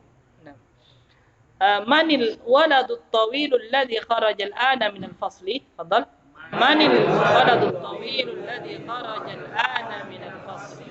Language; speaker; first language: Arabic; non-native, fluent; Indonesian